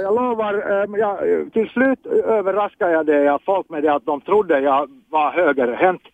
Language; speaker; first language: Swedish; non-native, fluent; Finnish